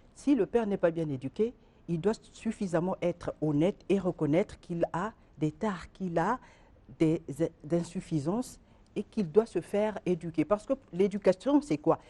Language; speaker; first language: French; non-native, local second language; Lingala